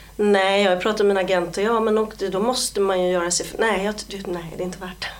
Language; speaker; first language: Swedish; native; Swedish